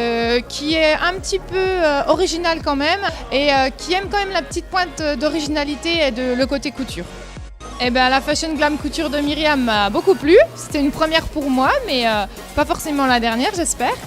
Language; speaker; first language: French; native; French